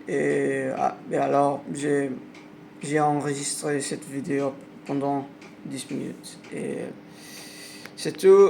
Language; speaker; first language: French; non-native, learner; Arabic